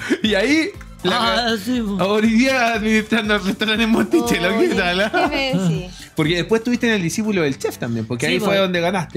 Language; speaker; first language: Spanish; native; Spanish